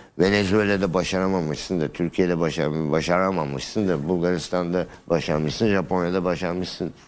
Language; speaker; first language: Turkish; native; Turkish